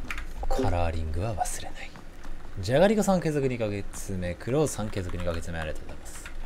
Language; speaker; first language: Japanese; native; Japanese